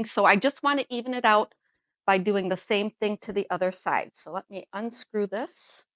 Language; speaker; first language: English; native; English